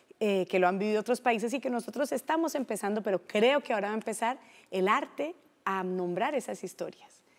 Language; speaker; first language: Spanish; native; Spanish